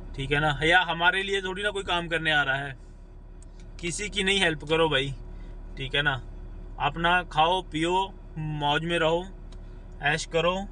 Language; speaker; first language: Hindi; non-native, local second language; Punjabi